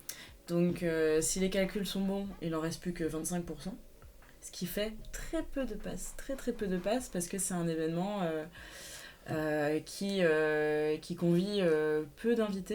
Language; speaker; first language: French; native; French